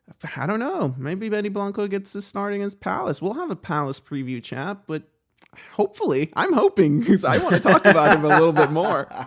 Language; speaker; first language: English; native; English